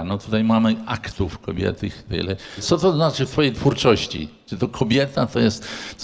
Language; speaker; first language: Polish; native; Polish